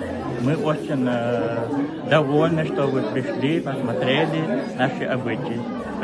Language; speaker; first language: Russian; non-native, local second language; Ingush